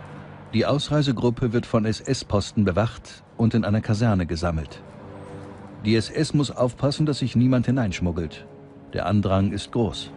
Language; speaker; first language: German; native; German